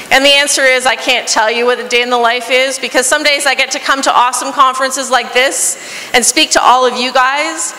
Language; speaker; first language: English; native; English